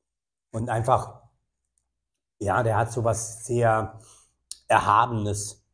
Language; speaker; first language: German; native; German